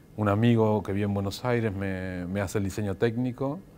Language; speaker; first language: Spanish; native; Spanish